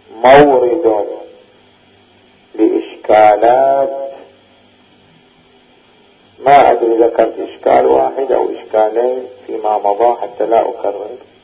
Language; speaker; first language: Arabic; native; Arabic